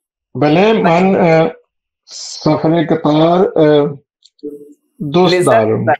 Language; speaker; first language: Persian; non-native, learner; Urdu